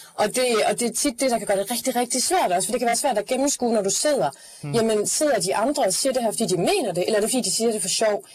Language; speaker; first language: Danish; native; Danish